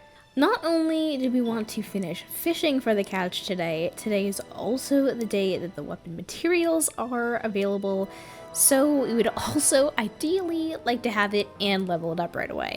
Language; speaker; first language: English; native; English